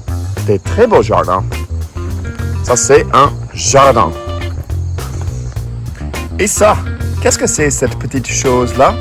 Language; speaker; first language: French; non-native, fluent; English